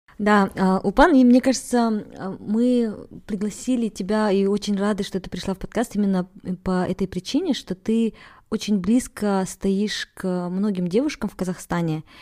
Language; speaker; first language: Russian; native; Russian